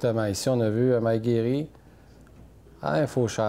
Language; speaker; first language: French; native; French